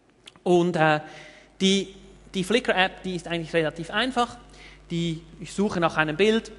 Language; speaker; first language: German; native; German